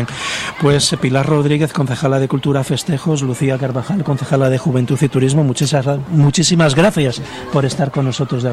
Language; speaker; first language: Spanish; native; Spanish